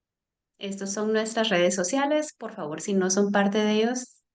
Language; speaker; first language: Spanish; early bilingual, heritage; Spanish